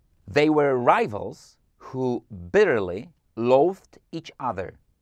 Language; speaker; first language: English; non-native, fluent; Polish